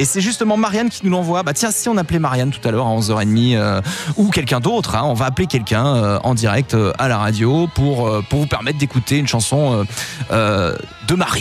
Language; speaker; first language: French; native; French